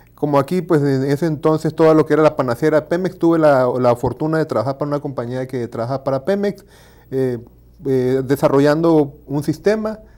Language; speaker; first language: Spanish; native; Spanish